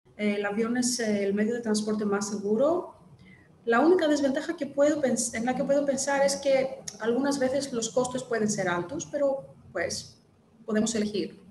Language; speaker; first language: Spanish; non-native, fluent; Greek